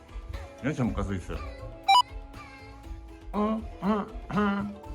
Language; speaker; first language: Japanese; native; Japanese